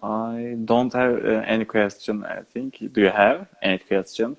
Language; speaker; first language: English; non-native, learner; Turkish